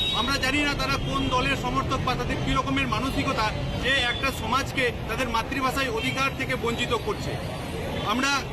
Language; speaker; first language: Bangla; non-native, local second language; Santali